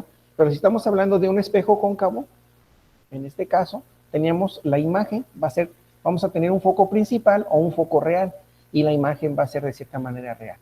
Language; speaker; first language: Spanish; native; Spanish